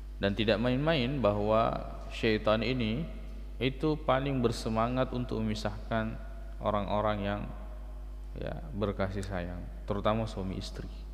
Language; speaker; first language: Malay; non-native, local second language; Buginese